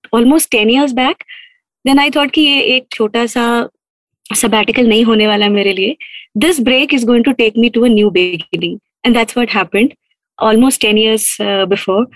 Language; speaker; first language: Hindi; native; Hindi